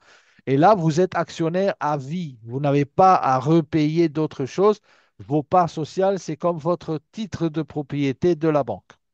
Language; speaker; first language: French; native; French